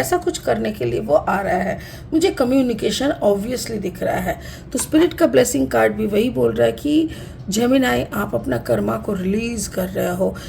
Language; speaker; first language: Hindi; non-native, local second language; Bangla